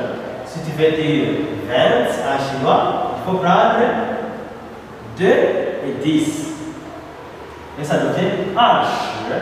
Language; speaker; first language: French; non-native, local second language; Rundi